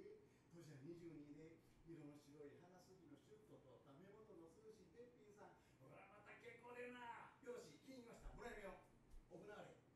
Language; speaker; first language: Japanese; native; Japanese